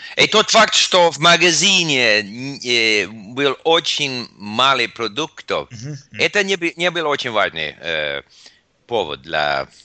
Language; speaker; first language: Russian; non-native, learner; English